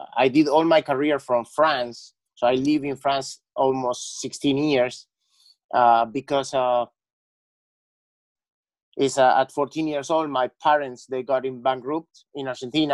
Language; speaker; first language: English; non-native, fluent; Spanish